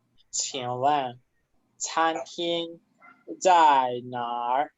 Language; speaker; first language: Chinese; non-native, fluent; Spanish